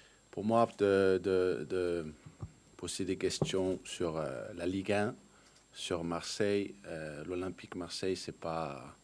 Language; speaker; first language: French; non-native, fluent; Danish